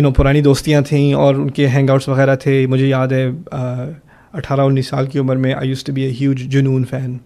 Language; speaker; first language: Urdu; early bilingual, heritage; German